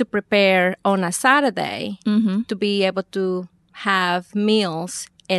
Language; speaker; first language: English; non-native, fluent; Spanish